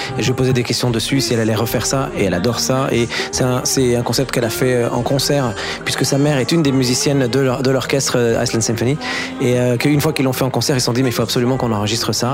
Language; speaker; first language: French; native; French